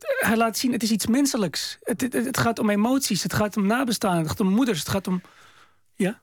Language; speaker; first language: Dutch; early bilingual, other home language; Arabic